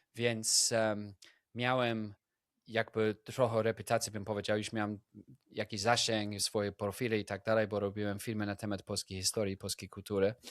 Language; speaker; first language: Polish; non-native, fluent; English